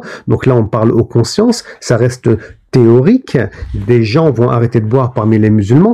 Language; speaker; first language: French; native; French